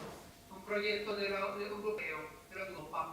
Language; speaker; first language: Italian; non-native, learner; Spanish